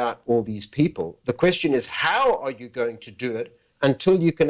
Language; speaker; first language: English; native; English